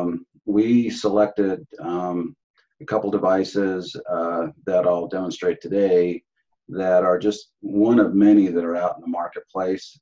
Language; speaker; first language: English; native; English